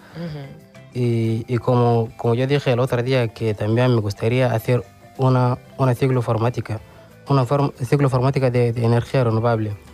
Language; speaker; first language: Spanish; non-native, learner; Arabic